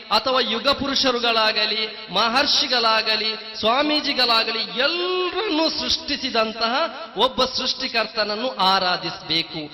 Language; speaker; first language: Kannada; non-native, local second language; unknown